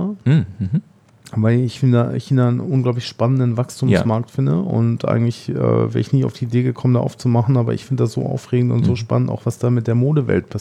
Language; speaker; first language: German; native; German